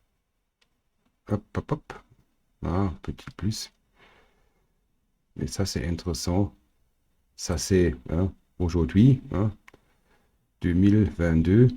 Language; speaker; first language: French; non-native, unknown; German